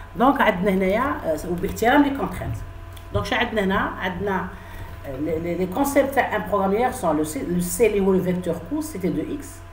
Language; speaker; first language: French; non-native, local second language; Arabic